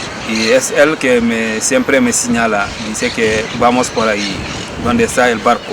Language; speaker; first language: Spanish; non-native, learner; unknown